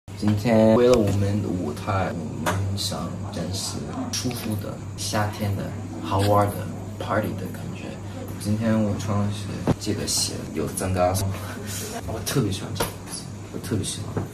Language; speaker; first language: Chinese; non-native, learner; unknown